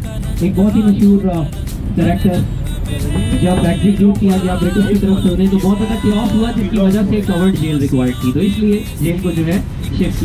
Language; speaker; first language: Hindi; native; Hindi